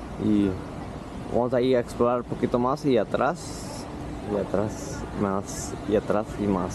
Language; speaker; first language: Spanish; early bilingual, heritage; Spanish